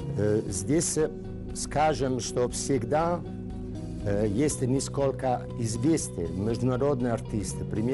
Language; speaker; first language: Russian; non-native, learner; Italian